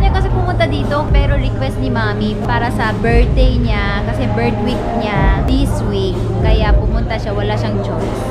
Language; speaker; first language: Filipino; non-native, fluent; Korean